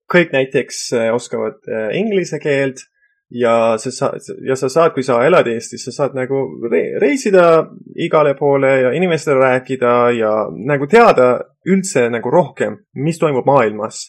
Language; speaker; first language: Estonian; non-native, fluent; Persian